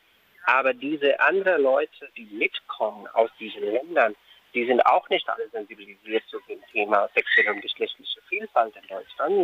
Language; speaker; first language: German; non-native, fluent; Urdu